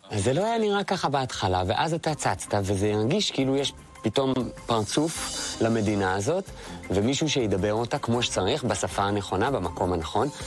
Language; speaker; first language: Hebrew; native; Hebrew